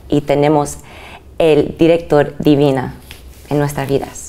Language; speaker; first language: Spanish; early bilingual, other home language; English